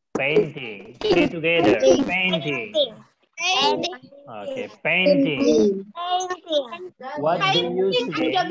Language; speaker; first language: English; non-native, learner; Indonesian